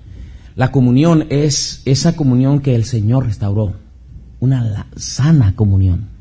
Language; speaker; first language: Spanish; native; Spanish